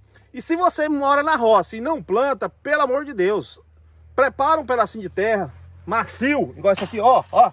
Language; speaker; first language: Portuguese; native; Portuguese